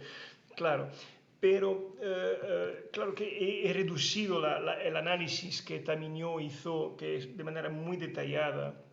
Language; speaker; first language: Spanish; non-native, fluent; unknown